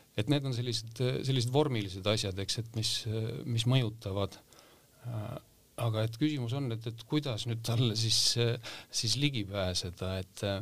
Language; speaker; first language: Estonian; native; Estonian